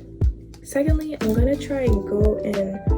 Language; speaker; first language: English; native; English